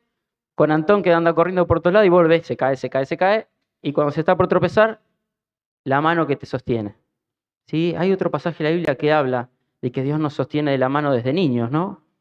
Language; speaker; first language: Spanish; native; Spanish